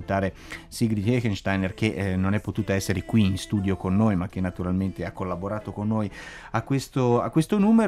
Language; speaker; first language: Italian; native; Italian